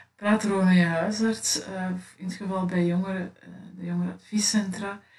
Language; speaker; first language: Dutch; native; Dutch